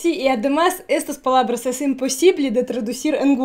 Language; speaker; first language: Spanish; non-native, learner; Russian